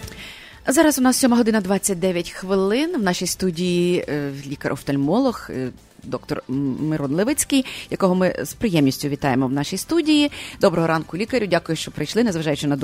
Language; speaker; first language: Ukrainian; native; Ukrainian